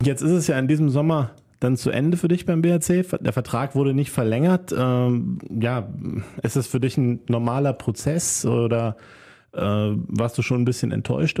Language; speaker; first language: German; native; German